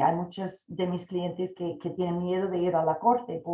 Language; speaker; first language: Spanish; non-native, fluent; English